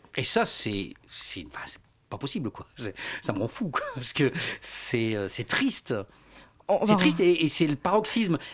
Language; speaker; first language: French; native; French